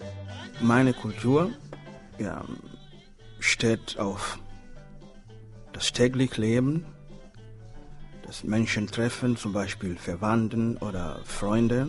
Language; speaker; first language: German; non-native, learner; Swahili